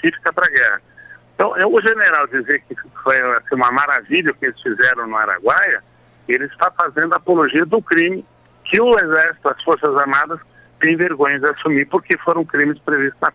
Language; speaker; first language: Portuguese; native; Portuguese